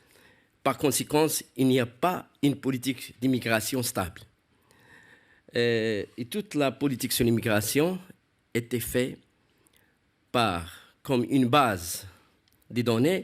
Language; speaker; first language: French; non-native, fluent; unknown